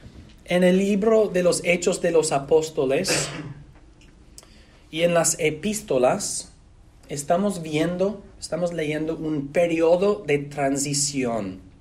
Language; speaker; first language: Spanish; non-native, fluent; English